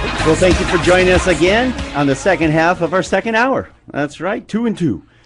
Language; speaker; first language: English; native; English